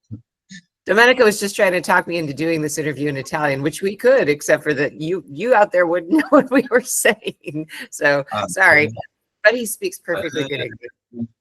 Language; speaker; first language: English; non-native, fluent; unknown